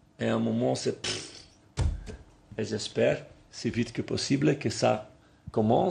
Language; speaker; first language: French; non-native, learner; Spanish